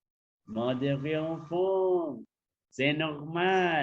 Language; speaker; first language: French; non-native, learner; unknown